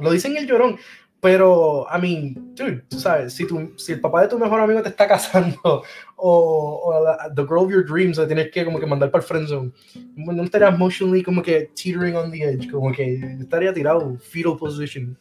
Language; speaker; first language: Spanish; native; Spanish